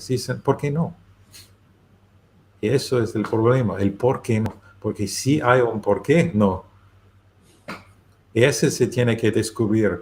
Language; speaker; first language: Spanish; non-native, learner; German